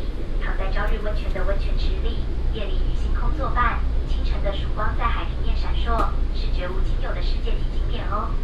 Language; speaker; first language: Chinese; native; Chinese